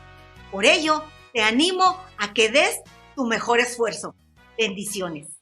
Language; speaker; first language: Spanish; native; Spanish